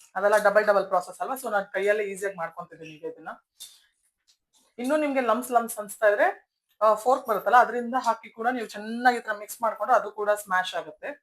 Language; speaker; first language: Kannada; native; Kannada